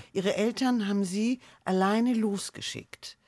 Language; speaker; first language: German; native; German